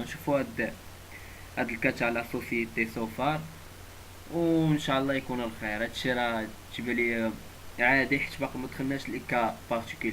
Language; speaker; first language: Arabic; native; Arabic